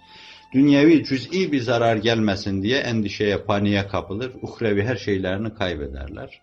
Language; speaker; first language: Turkish; native; Turkish